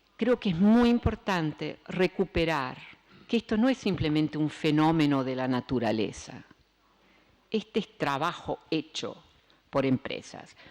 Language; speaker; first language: Spanish; early bilingual, other home language; Dutch